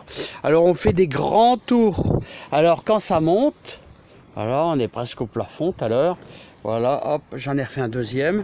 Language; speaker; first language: French; native; French